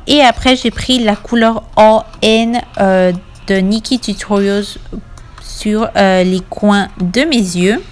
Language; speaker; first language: French; non-native, fluent; Spanish